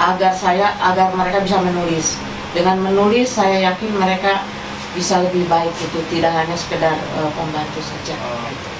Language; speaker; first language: Indonesian; non-native, local second language; Sundanese